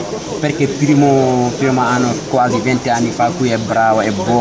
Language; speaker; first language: Italian; non-native, learner; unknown